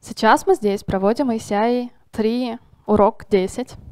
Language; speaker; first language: Russian; native; Russian